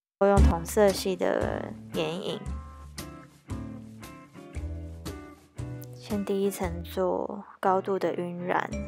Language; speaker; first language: Chinese; native; Chinese